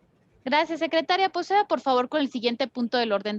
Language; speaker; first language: Spanish; native; Spanish